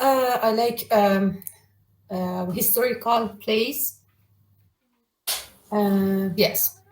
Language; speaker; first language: English; non-native, learner; Persian